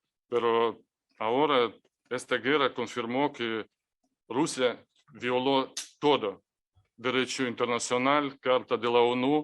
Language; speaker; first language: Spanish; non-native, fluent; Ukrainian